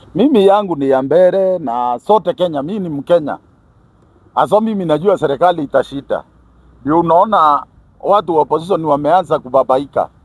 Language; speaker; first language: Swahili; non-native, local second language; Kikuyu